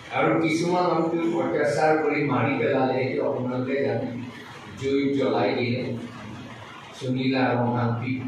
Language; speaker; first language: Assamese; non-native, local second language; Karbi